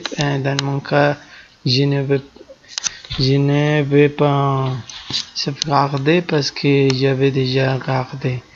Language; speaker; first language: French; non-native, fluent; Spanish